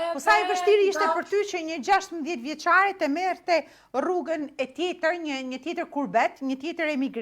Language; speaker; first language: Albanian; native; Albanian